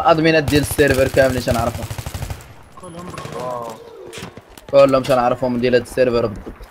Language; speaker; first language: Arabic; native; Arabic